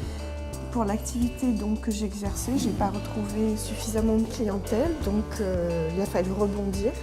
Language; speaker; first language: French; native; French